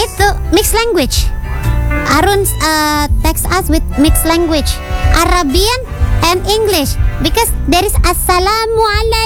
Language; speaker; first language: English; non-native, learner; Indonesian